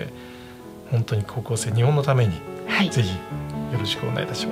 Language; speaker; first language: Japanese; native; Japanese